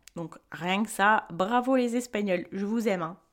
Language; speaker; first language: French; early bilingual, other home language; Spanish